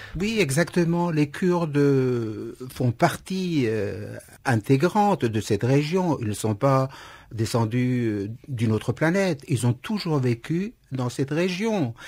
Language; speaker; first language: French; non-native, fluent; Kurdish